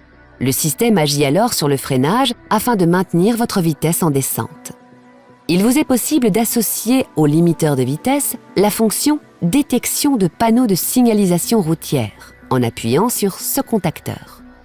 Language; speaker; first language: French; native; French